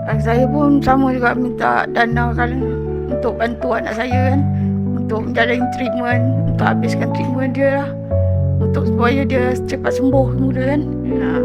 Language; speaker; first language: Malay; native; Malay